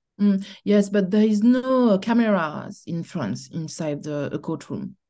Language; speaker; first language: English; non-native, learner; French